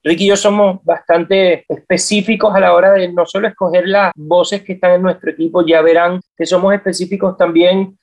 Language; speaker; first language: Spanish; native; Spanish